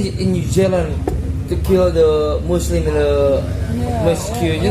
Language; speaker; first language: English; non-native, learner; Indonesian